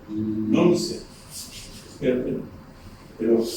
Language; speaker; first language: Spanish; non-native, fluent; Turkish